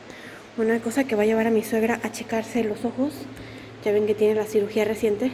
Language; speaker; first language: Spanish; native; Spanish